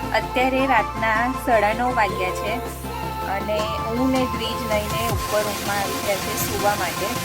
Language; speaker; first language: Gujarati; native; Gujarati